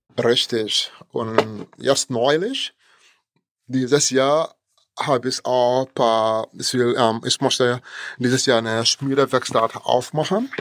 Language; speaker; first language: German; non-native, fluent; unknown